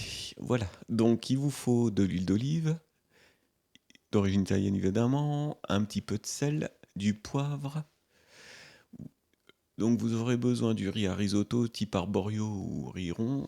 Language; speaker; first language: French; native; French